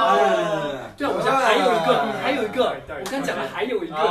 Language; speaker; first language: Chinese; native; Chinese